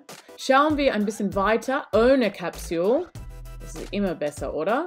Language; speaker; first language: German; non-native, learner; English